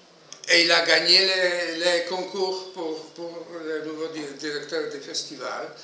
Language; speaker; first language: French; non-native, fluent; Polish